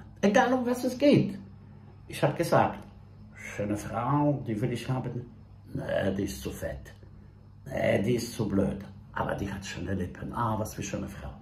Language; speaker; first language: German; non-native, fluent; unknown